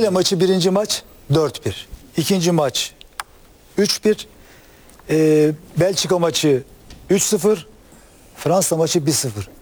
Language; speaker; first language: Turkish; native; Turkish